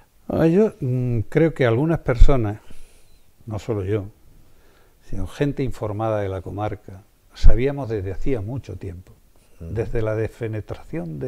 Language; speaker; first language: Spanish; native; Spanish